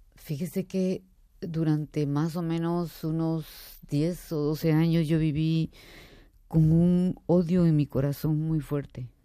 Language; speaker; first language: Spanish; native; Spanish